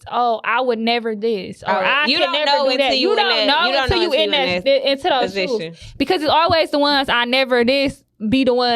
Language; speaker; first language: English; native; English